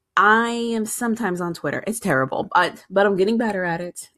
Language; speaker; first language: English; native; English